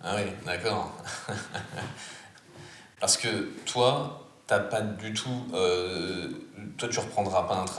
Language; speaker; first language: French; native; French